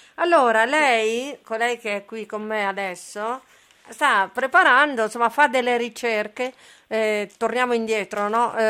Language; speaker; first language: Italian; native; Italian